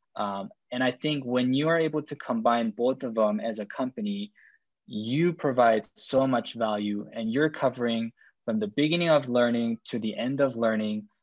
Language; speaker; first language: English; non-native, fluent; Korean